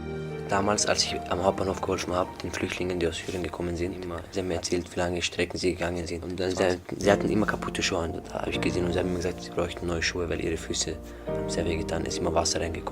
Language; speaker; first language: German; early bilingual, other home language; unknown